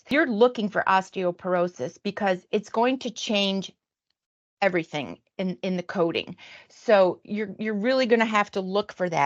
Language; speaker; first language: English; native; English